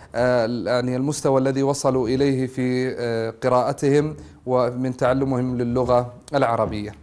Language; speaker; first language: Arabic; native; Arabic